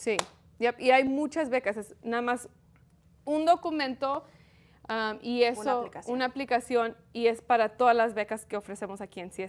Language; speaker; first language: Spanish; early bilingual, heritage; Spanish